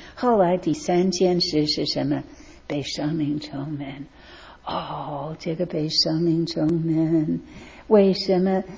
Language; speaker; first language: Chinese; non-native, fluent; English